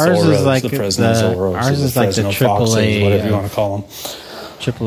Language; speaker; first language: English; native; English